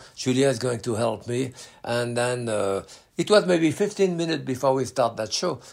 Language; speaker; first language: English; non-native, fluent; French